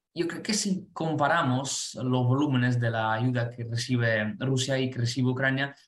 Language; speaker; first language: Spanish; non-native, fluent; Ukrainian